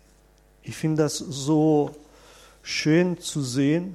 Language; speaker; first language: German; non-native, fluent; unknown